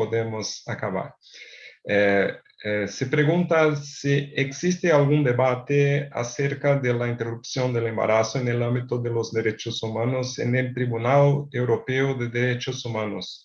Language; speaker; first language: Spanish; non-native, fluent; Portuguese